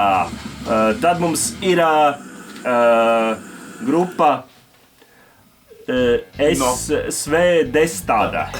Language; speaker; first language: Latvian; native; Latvian